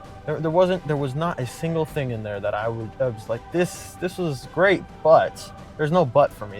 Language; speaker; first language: English; native; English